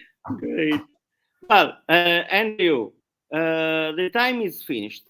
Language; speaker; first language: English; non-native, learner; Italian